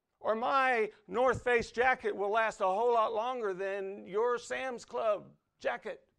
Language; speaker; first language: English; native; English